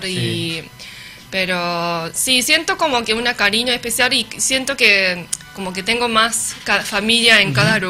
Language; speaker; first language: Spanish; non-native, learner; Japanese